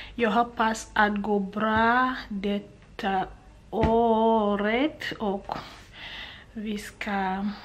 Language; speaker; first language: Swedish; non-native, learner; English